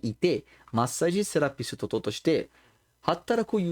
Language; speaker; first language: Japanese; non-native, learner; Portuguese